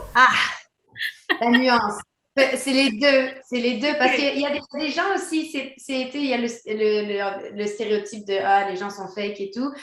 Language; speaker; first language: French; native; French